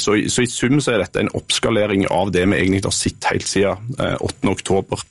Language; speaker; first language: Norwegian; native; Norwegian